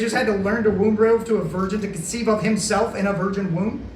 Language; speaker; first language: English; native; English